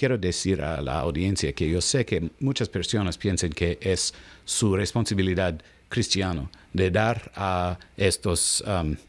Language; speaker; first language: Spanish; non-native, learner; English